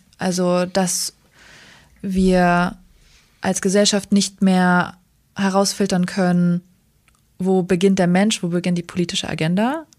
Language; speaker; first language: German; early bilingual, other home language; Kurdish